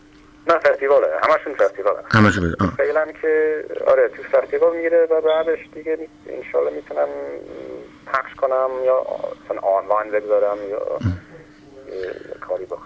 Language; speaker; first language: Persian; early bilingual, heritage; Persian